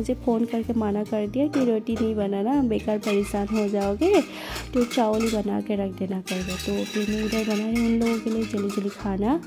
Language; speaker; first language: Hindi; non-native, local second language; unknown